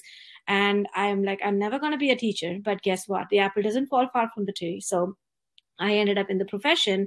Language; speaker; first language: English; non-native, local second language; Tamil